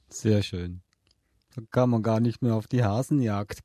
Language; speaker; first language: German; native; German